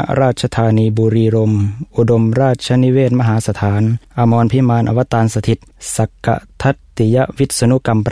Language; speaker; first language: Russian; non-native, learner; Thai